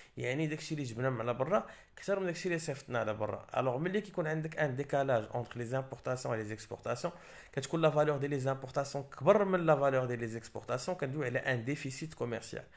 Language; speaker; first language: French; non-native, local second language; Arabic